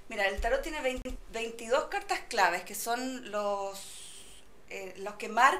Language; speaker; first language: Spanish; native; Spanish